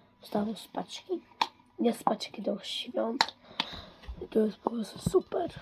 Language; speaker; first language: Polish; early bilingual, heritage; Dutch